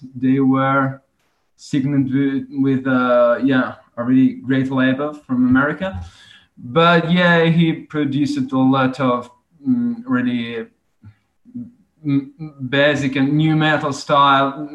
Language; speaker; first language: English; non-native, fluent; Italian